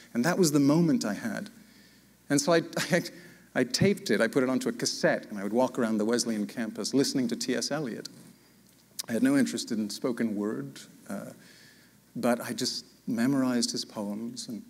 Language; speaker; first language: English; native; English